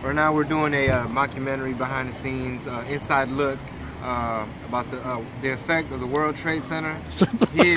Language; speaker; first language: English; early bilingual, other home language; Spanish